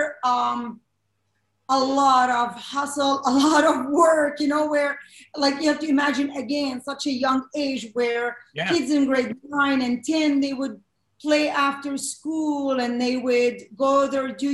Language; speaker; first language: English; non-native, fluent; Arabic